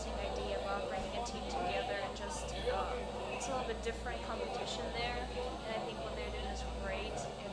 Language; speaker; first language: English; non-native, fluent; Russian